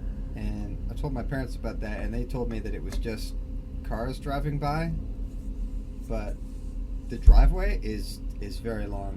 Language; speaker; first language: English; native; English